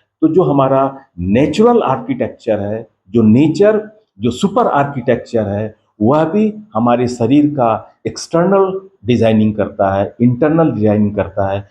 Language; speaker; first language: Hindi; native; Hindi